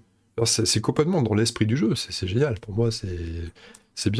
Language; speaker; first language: French; native; French